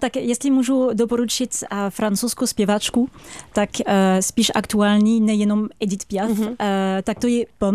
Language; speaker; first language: Czech; non-native, fluent; French